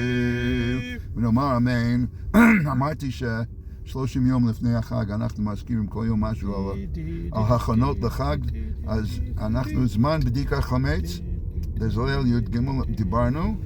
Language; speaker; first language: Hebrew; non-native, fluent; English